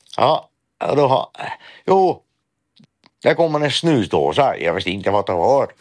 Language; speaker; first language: Swedish; non-native, fluent; Dutch